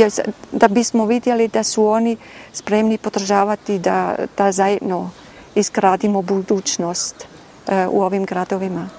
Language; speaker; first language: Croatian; non-native, fluent; German